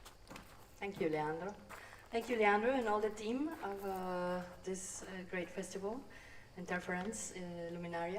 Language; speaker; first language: English; non-native, fluent; Spanish